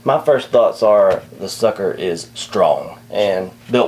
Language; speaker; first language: English; native; English